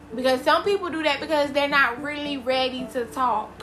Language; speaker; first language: English; native; English